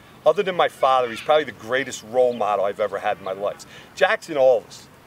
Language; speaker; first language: English; native; English